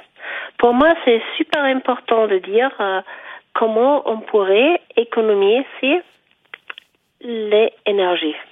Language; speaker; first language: French; non-native, fluent; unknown